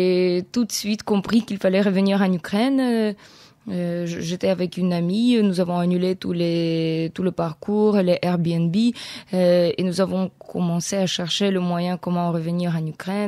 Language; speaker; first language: French; non-native, fluent; Ukrainian